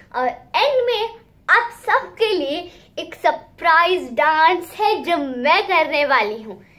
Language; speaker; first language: Hindi; non-native, local second language; Gujarati